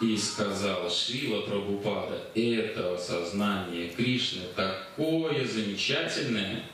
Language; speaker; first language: Russian; native; Russian